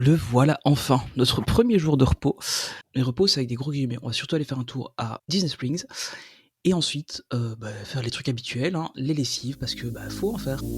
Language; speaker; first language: French; native; French